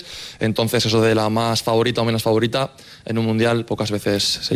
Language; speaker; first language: Spanish; native; Spanish